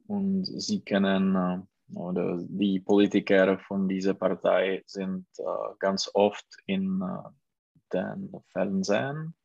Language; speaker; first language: German; non-native, learner; Czech